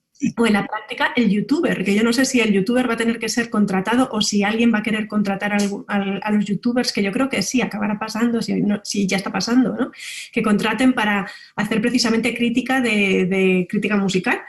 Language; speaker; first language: Spanish; native; Spanish